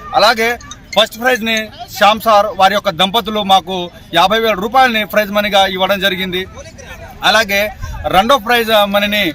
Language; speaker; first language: Telugu; non-native, local second language; Lambadi